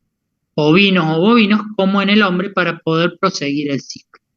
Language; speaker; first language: Spanish; native; Spanish